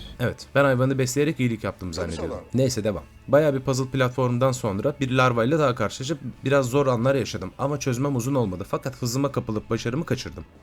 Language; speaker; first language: Turkish; native; Turkish